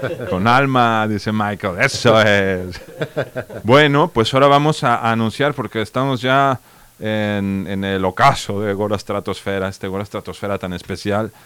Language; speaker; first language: Spanish; native; Spanish